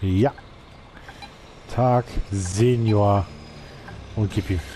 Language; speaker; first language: German; native; German